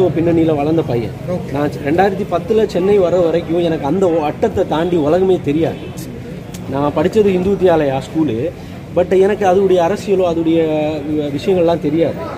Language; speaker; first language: Tamil; native; Tamil